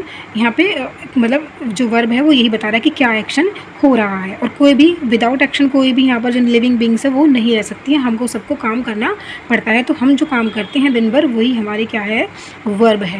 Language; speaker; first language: Hindi; native; Hindi